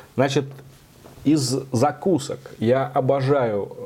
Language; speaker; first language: Russian; native; Russian